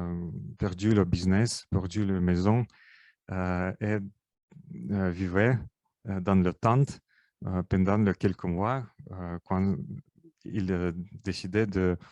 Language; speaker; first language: French; non-native, learner; Russian